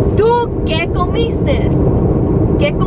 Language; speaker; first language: Spanish; early bilingual, heritage; Spanish